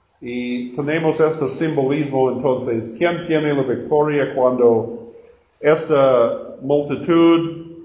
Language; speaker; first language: Spanish; non-native, learner; English